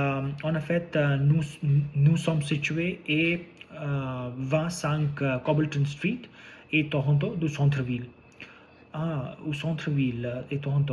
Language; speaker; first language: French; non-native, learner; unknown